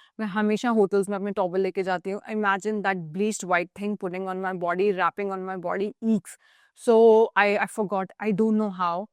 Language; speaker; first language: Hindi; native; Hindi